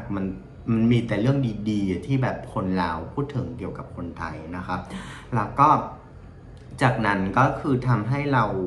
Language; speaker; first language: Thai; non-native, fluent; Vietnamese